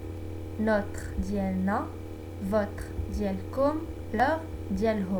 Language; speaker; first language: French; non-native, local second language; Arabic